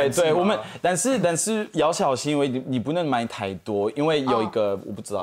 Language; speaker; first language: Chinese; non-native, fluent; French